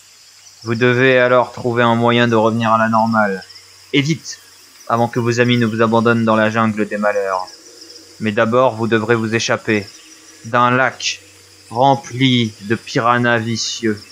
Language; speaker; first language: French; native; French